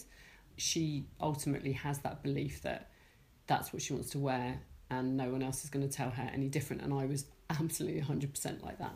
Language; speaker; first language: English; native; English